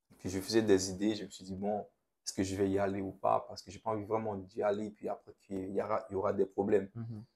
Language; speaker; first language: French; non-native, local second language; Haitian Creole